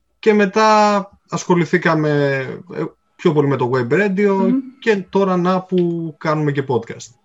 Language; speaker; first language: Greek; native; Greek